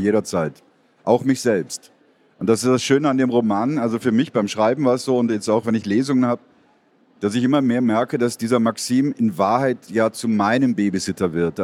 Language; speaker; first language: German; native; German